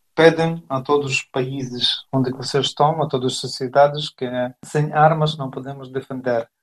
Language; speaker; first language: Portuguese; non-native, fluent; Ukrainian